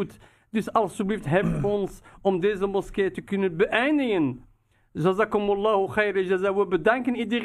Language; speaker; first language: Dutch; non-native, fluent; Riffian